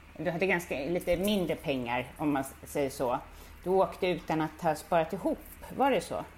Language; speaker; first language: Swedish; native; Swedish